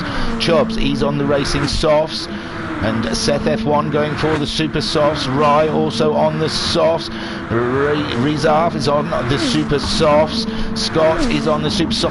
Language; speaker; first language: English; native; English